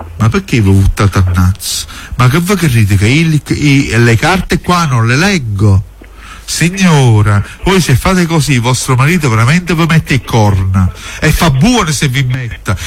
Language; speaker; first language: Italian; native; Italian